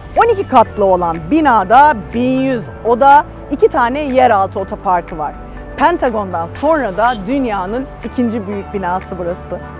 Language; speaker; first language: Turkish; native; Turkish